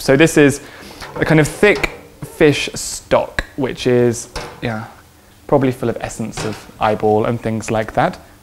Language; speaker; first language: English; native; English